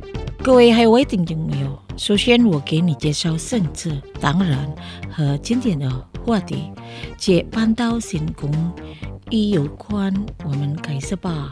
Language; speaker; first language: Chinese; non-native, fluent; Indonesian